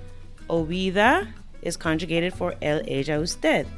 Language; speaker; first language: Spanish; non-native, fluent; English